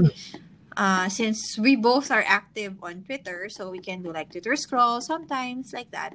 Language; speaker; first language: English; non-native, local second language; Hiligaynon